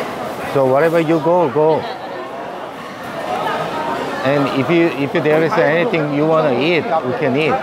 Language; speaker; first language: English; non-native, learner; Korean